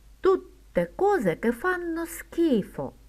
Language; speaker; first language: Italian; non-native, fluent; Ukrainian